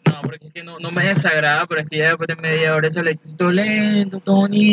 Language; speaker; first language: Spanish; native; Spanish